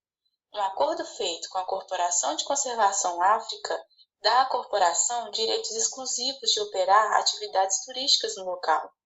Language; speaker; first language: Portuguese; native; Portuguese